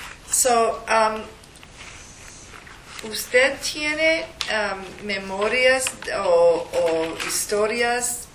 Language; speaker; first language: Spanish; non-native, learner; English